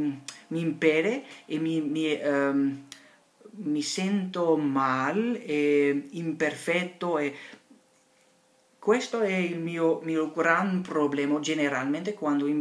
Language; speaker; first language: Italian; non-native, learner; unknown